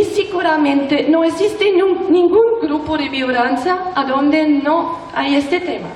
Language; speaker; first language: Spanish; non-native, learner; German